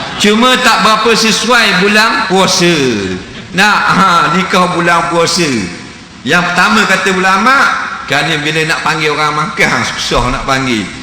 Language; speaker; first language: Malay; native; Malay